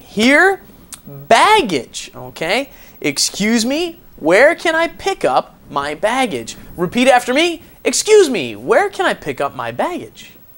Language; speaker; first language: English; native; English